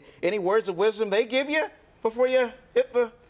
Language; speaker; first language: English; native; English